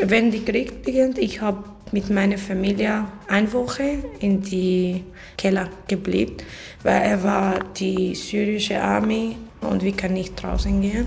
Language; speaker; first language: German; non-native, learner; Arabic